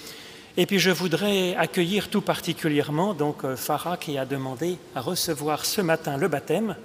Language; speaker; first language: French; native; French